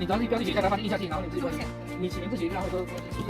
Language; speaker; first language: Chinese; native; Chinese